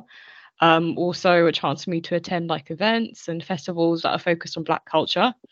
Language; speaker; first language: English; native; English